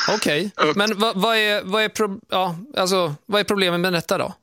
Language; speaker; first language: Swedish; native; Swedish